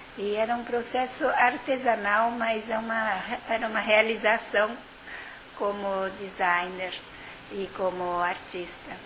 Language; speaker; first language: Portuguese; early bilingual, other home language; Japanese